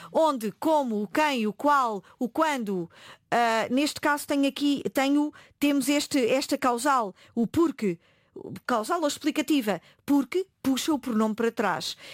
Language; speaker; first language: Portuguese; native; Portuguese